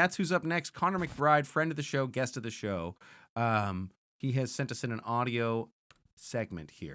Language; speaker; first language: English; native; English